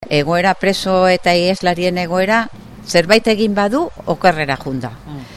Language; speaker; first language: Basque; native; Basque